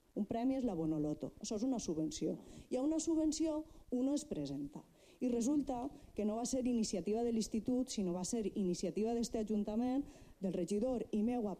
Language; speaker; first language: Catalan; non-native, local second language; Spanish